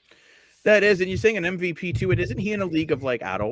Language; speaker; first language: English; native; English